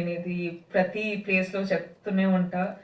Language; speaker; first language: Telugu; non-native, fluent; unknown